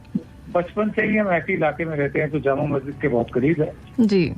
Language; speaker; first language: Hindi; native; Hindi